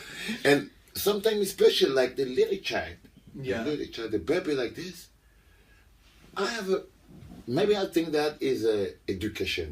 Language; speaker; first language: English; non-native, local second language; French